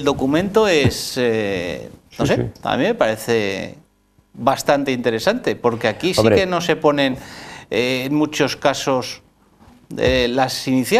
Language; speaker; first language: Spanish; native; Spanish